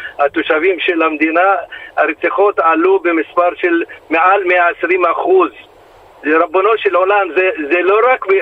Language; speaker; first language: Hebrew; non-native, local second language; Arabic